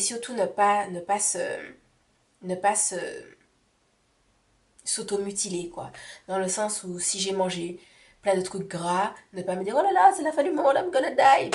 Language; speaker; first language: French; native; French